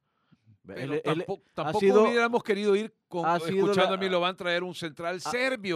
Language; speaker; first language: Spanish; native; Spanish